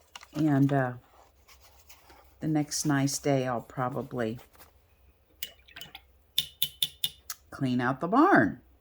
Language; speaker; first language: English; native; English